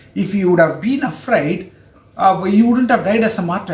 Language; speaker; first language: English; non-native, local second language; Tamil